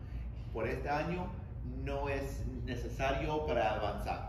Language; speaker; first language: Spanish; non-native, learner; English